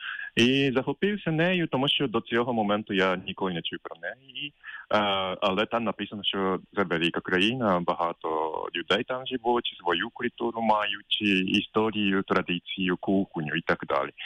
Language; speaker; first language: Ukrainian; non-native, fluent; Japanese